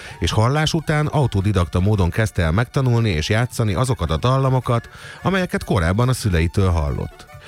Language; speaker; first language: Hungarian; native; Hungarian